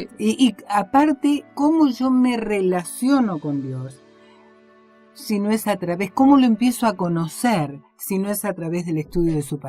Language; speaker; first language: Spanish; native; Spanish